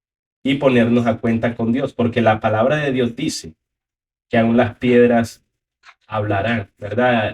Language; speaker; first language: Spanish; native; Spanish